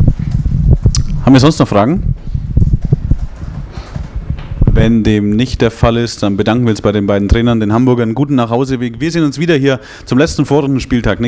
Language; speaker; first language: German; native; German